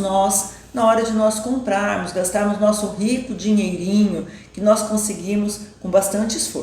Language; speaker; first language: Portuguese; native; Portuguese